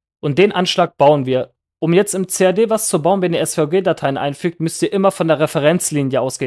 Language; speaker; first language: German; native; German